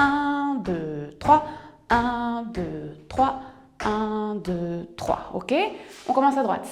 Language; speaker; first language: French; native; French